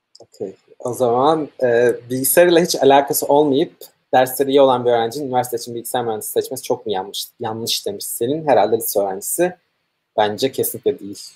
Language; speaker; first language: Turkish; native; Turkish